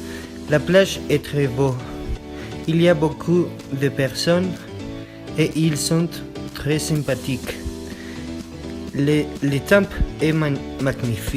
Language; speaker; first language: French; non-native, learner; Spanish